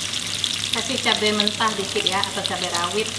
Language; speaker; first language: Indonesian; native; Indonesian